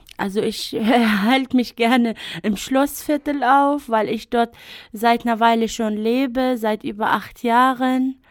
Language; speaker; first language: German; non-native, fluent; Arabic